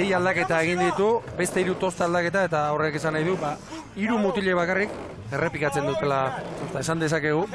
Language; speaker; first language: Basque; native; Basque